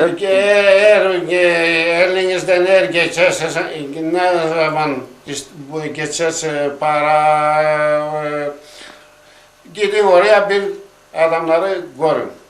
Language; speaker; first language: Turkish; early bilingual, heritage; Turkish